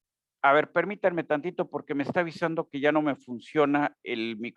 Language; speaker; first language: Spanish; native; Spanish